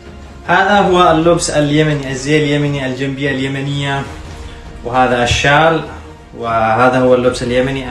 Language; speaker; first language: Arabic; native; Arabic